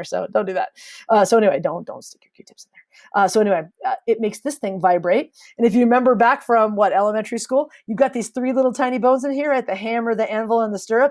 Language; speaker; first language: English; native; English